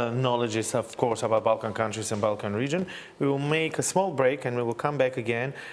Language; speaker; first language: English; non-native, fluent; Albanian